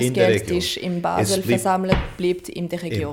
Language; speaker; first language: German; non-native, fluent; French